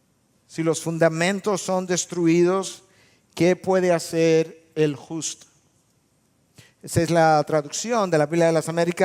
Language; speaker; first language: Spanish; native; Spanish